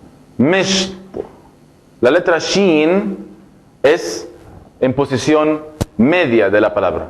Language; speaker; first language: Spanish; non-native, fluent; Arabic